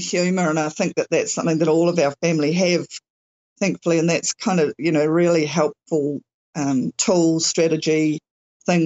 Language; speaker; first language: English; native; English